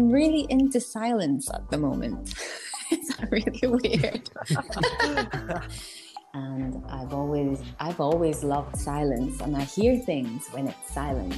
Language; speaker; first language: English; non-native, fluent; Japanese